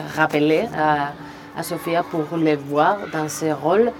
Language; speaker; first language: French; non-native, learner; Spanish